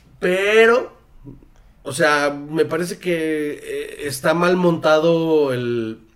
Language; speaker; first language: Spanish; native; Spanish